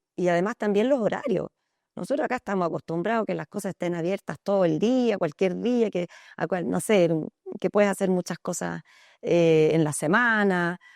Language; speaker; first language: Spanish; early bilingual, other home language; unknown